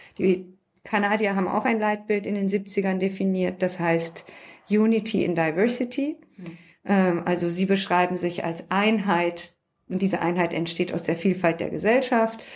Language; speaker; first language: German; early bilingual, other home language; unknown